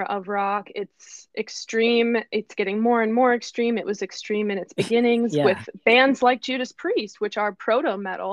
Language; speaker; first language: English; native; English